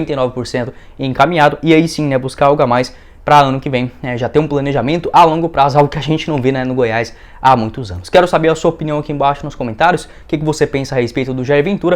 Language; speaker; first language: Portuguese; native; Portuguese